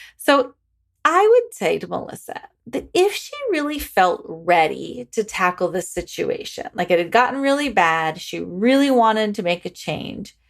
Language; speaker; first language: English; native; English